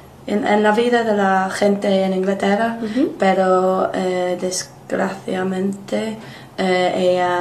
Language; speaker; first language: Spanish; non-native, learner; English